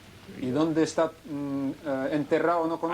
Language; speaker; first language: Spanish; non-native, fluent; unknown